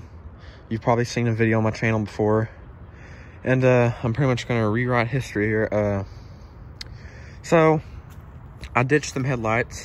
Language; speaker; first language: English; native; English